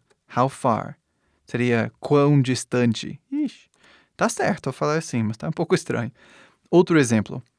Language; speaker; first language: Portuguese; non-native, fluent; English